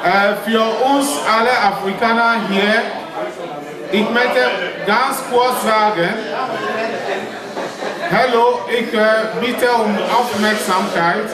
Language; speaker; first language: German; non-native, learner; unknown